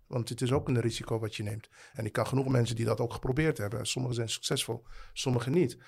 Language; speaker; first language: Dutch; non-native, fluent; Arabic